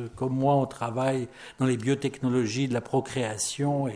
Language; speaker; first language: French; native; French